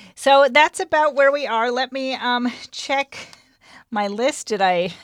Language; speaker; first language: English; native; English